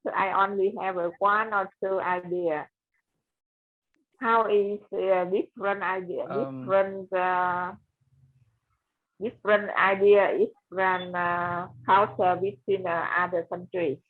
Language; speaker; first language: English; non-native, learner; Vietnamese